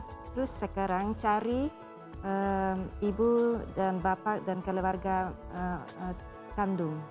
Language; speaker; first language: Indonesian; non-native, learner; Dutch